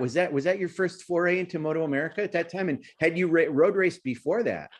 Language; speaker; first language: English; native; English